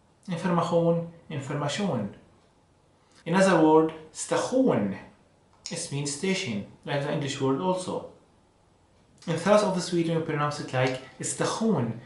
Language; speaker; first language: English; non-native, fluent; Arabic